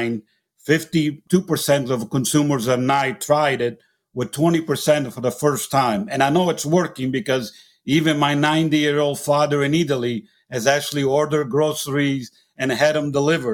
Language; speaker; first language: English; non-native, fluent; Italian